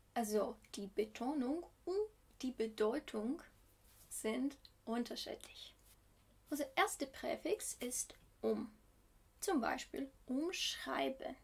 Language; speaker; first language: German; non-native, fluent; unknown